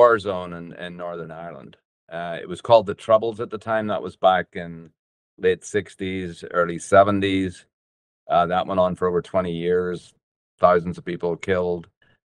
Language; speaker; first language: English; native; English